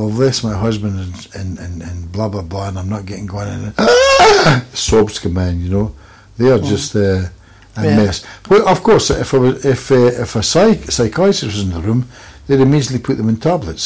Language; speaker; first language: English; native; English